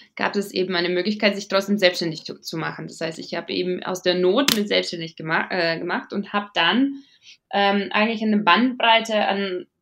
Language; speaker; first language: German; non-native, fluent; Latvian